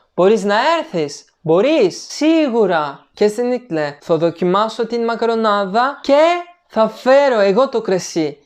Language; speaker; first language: Greek; non-native, fluent; Turkish